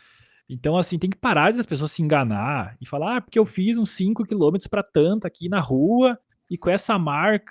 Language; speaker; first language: Portuguese; native; Portuguese